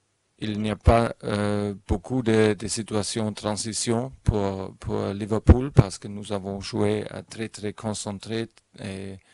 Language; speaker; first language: French; non-native, learner; German